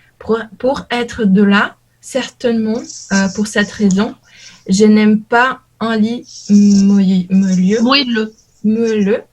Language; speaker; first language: French; non-native, learner; Portuguese